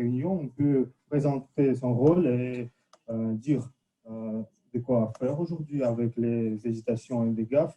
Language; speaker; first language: French; non-native, fluent; Russian